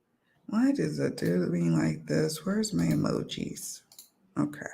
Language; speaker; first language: English; native; English